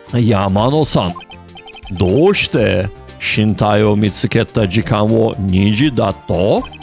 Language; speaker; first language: Japanese; non-native, learner; English